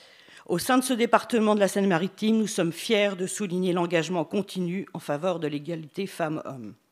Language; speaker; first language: French; native; French